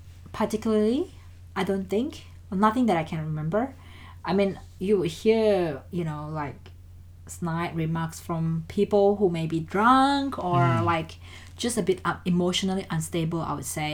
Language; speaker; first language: English; non-native, fluent; Indonesian